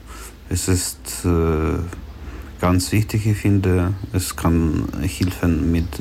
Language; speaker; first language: German; non-native, learner; Ukrainian